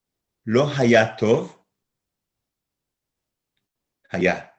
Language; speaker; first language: Hebrew; non-native, fluent; English